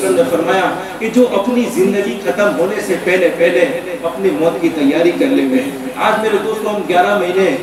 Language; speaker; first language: Hindi; non-native, local second language; Gujarati